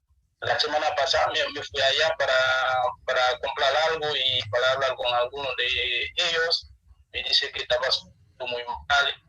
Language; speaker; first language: Spanish; non-native, learner; Haitian Creole